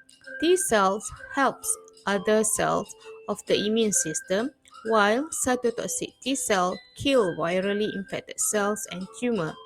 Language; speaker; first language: English; non-native, fluent; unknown